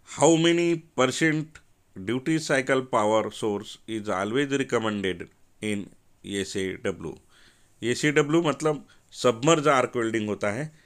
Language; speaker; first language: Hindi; non-native, local second language; Marathi